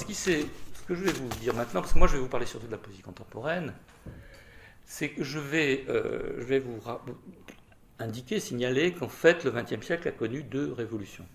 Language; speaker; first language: French; native; French